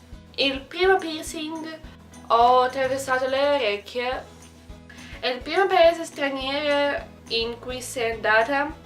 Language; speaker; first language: Italian; non-native, learner; Russian